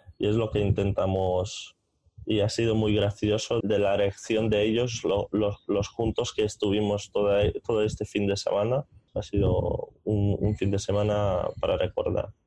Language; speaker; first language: Spanish; non-native, fluent; Hungarian